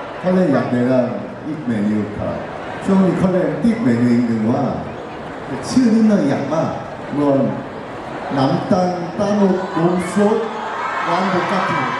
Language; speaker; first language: Thai; non-native, learner; Korean